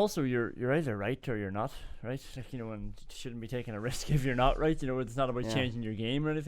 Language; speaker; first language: English; native; English